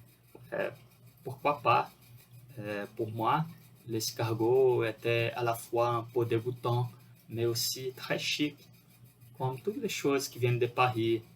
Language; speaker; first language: French; non-native, fluent; Portuguese